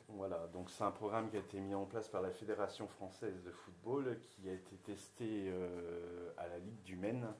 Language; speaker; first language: French; native; French